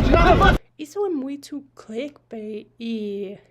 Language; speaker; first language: Portuguese; non-native, learner; English